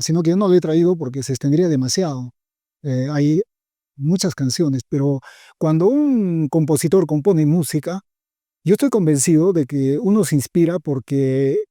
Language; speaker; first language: Spanish; native; Spanish